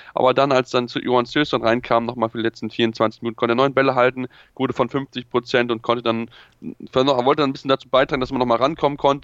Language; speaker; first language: German; native; German